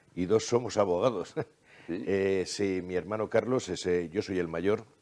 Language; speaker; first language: Spanish; native; Spanish